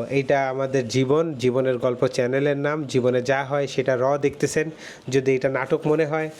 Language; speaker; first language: Bangla; early bilingual, heritage; Bangla